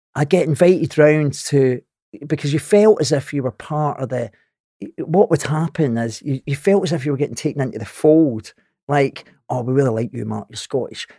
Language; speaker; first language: English; native; English